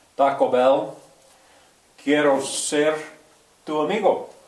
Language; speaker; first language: Spanish; non-native, fluent; English